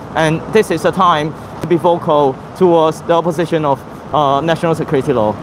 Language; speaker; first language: English; non-native, local second language; Cantonese